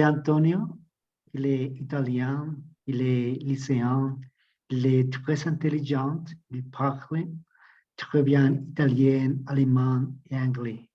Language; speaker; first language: French; non-native, learner; Spanish